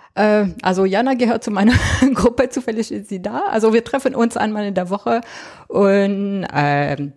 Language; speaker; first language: German; non-native, fluent; French